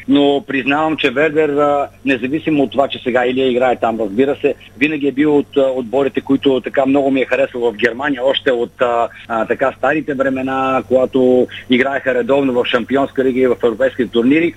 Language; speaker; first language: Bulgarian; native; Bulgarian